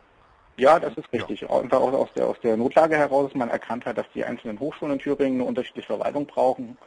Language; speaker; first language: German; native; German